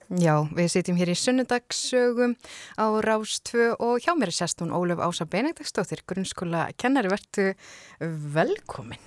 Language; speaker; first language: Icelandic; native; Icelandic